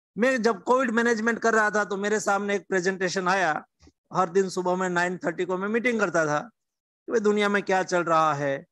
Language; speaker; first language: Hindi; non-native, local second language; Gujarati